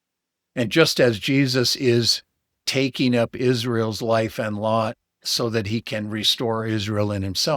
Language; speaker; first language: English; native; English